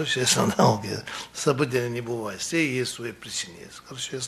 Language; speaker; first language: Russian; non-native, learner; Tibetan